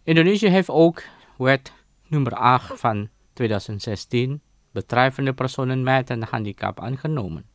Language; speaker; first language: Dutch; non-native, fluent; Indonesian